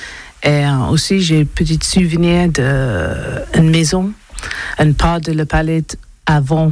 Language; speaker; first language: French; non-native, learner; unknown